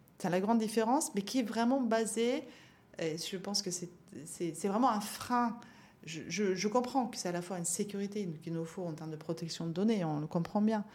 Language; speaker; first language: French; non-native, fluent; Norwegian